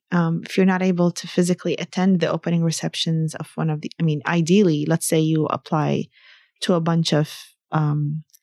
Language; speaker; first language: English; early bilingual, other home language; Arabic